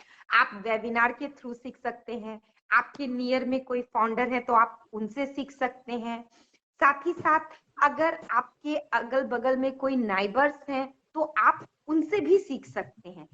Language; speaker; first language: Hindi; native; Hindi